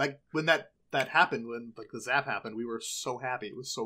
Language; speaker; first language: English; native; English